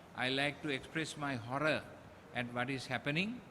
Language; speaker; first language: English; non-native, local second language; Sinhala